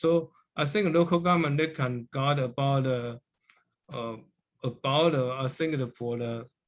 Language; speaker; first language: English; non-native, learner; Chinese